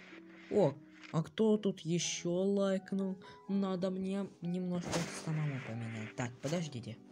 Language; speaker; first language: Russian; native; Russian